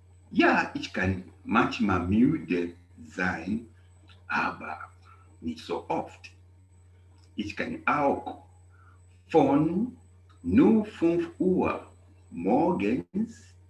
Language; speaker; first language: German; non-native, fluent; English